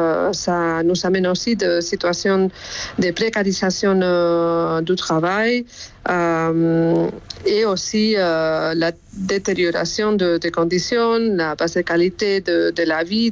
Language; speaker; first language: French; non-native, fluent; Spanish